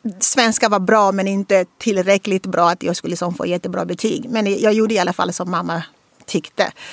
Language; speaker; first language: Swedish; non-native, fluent; Portuguese